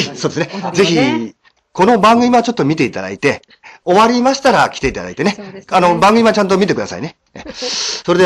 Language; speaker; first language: Japanese; native; Japanese